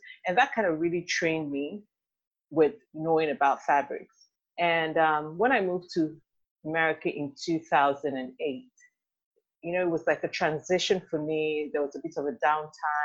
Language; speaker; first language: English; non-native, local second language; Igbo